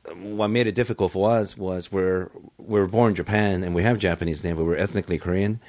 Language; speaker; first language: English; early bilingual, other home language; Japanese